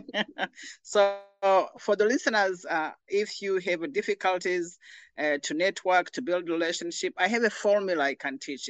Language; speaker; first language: English; non-native, local second language; Kinyarwanda